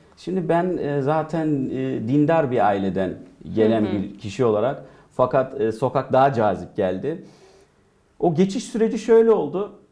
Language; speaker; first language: Turkish; early bilingual, heritage; Turkish